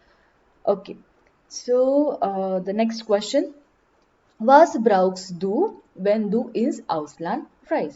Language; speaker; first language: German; non-native, learner; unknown